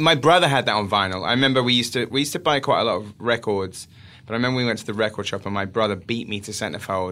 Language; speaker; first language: English; native; English